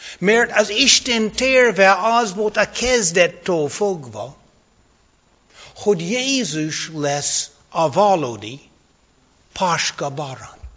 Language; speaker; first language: Hungarian; non-native, fluent; English